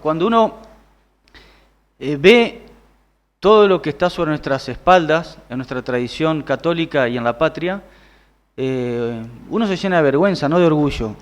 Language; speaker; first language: Spanish; native; Spanish